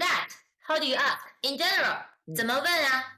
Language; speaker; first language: English; non-native, fluent; Chinese